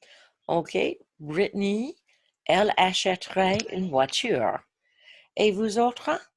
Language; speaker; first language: French; non-native, fluent; English